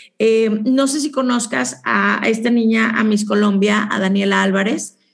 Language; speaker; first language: Spanish; native; Spanish